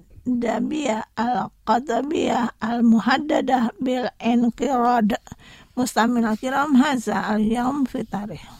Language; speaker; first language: Arabic; non-native, fluent; Indonesian